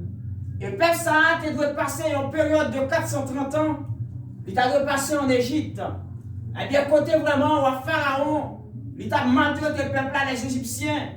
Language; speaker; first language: French; non-native, local second language; Haitian Creole